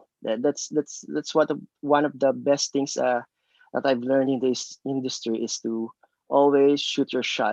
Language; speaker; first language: English; non-native, local second language; Filipino